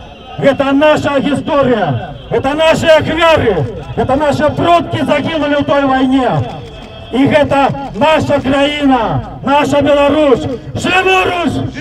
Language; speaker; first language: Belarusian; non-native, local second language; Russian